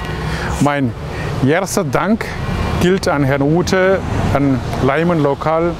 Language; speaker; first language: German; non-native, fluent; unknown